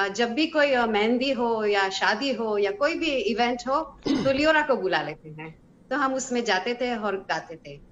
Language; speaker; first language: Hindi; non-native, fluent; Hebrew